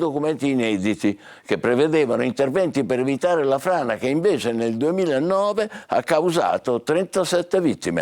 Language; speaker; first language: Italian; native; Italian